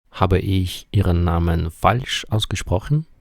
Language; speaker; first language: German; non-native, fluent; Ukrainian